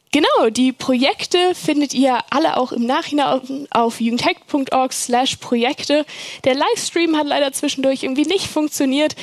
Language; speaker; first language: German; native; German